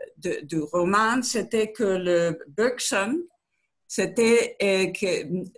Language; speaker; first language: French; non-native, learner; Spanish